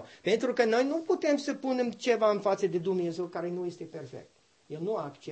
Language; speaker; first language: Romanian; non-native, learner; English